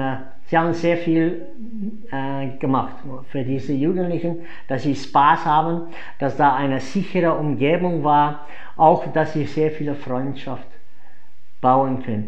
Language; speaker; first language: German; non-native, fluent; English